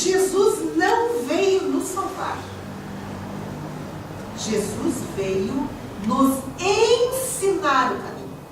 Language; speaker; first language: Portuguese; native; Portuguese